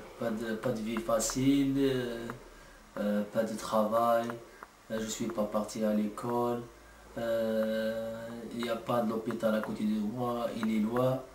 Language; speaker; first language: French; non-native, learner; Arabic